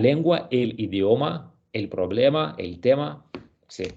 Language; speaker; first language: Spanish; non-native, learner; Russian